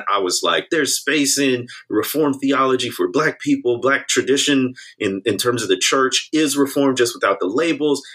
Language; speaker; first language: English; native; English